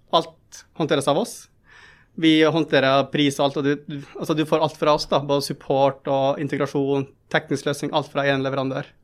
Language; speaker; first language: Norwegian; early bilingual, other home language; Tamil